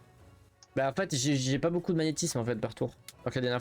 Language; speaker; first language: French; native; French